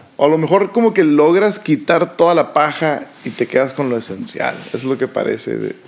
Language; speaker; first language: Spanish; early bilingual, other home language; English